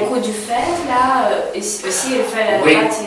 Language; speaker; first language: French; non-native, learner; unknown